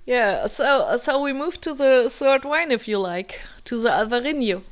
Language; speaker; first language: English; non-native, fluent; German